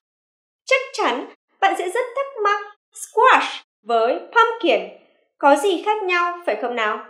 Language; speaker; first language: Vietnamese; native; Vietnamese